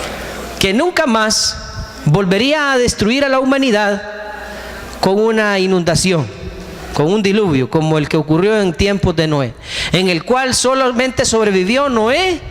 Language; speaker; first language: Spanish; native; Spanish